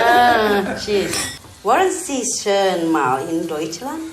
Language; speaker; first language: German; non-native, learner; Indonesian